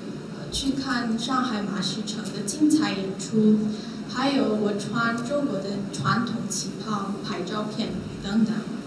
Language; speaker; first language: Chinese; non-native, learner; Korean